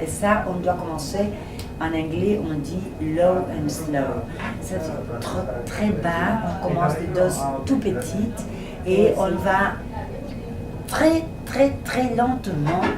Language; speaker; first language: French; non-native, fluent; Spanish